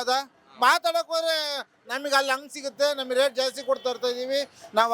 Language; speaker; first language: Kannada; native; Kannada